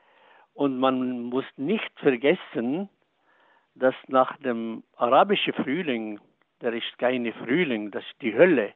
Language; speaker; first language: German; non-native, fluent; Arabic